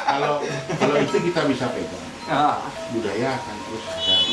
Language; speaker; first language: Indonesian; non-native, local second language; Balinese